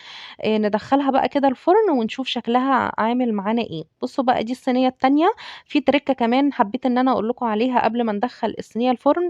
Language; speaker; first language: Arabic; native; Arabic